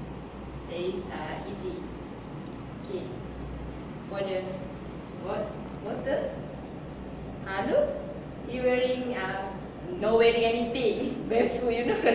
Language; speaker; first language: English; non-native, local second language; Malay